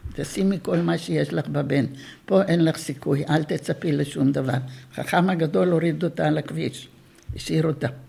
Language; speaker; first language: Hebrew; early bilingual, other home language; Bulgarian